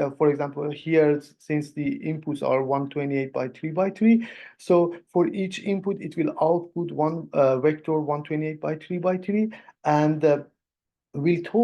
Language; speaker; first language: English; non-native, fluent; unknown